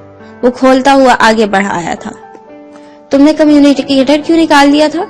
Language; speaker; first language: Urdu; native; Urdu